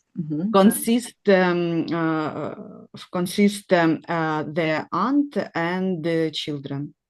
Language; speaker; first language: English; non-native, learner; Russian